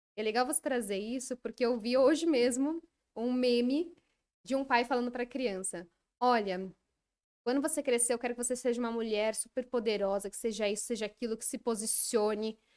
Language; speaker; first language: Portuguese; native; Portuguese